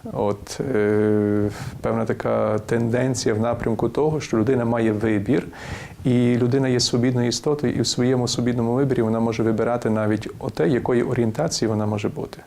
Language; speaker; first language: Ukrainian; native; Ukrainian